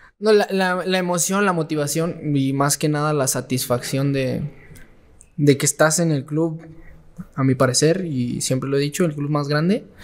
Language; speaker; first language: Spanish; native; Spanish